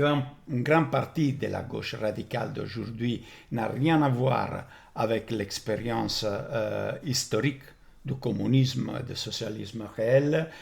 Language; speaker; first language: French; non-native, fluent; Italian